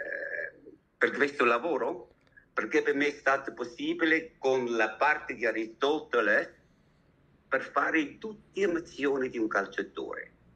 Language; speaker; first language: Italian; non-native, learner; German